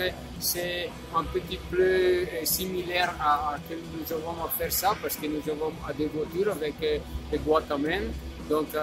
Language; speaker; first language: French; non-native, learner; Italian